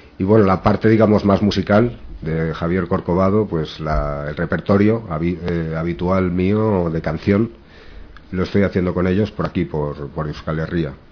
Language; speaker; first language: Spanish; native; Spanish